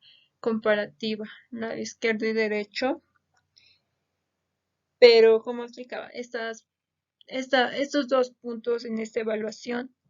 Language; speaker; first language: Spanish; native; Spanish